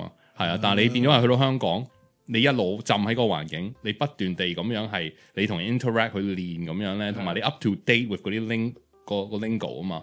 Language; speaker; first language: Cantonese; early bilingual, heritage; Cantonese